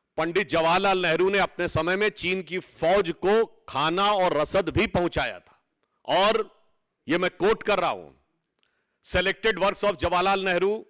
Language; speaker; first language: Hindi; native; Hindi